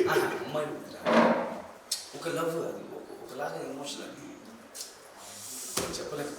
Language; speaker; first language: Telugu; non-native, learner; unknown